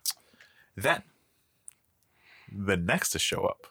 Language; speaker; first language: English; non-native, fluent; Spanish